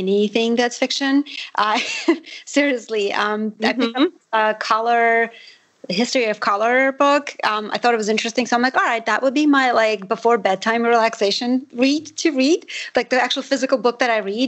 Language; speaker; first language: English; non-native, fluent; Armenian